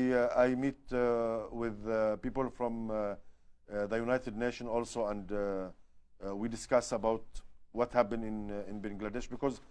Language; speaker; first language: English; non-native, learner; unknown